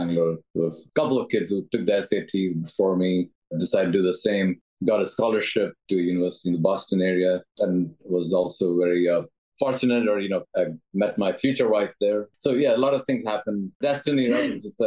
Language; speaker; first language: English; non-native, local second language; Tamil